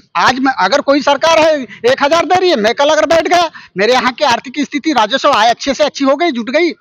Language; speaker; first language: Hindi; native; Hindi